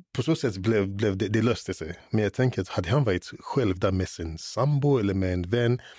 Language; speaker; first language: Swedish; non-native, fluent; English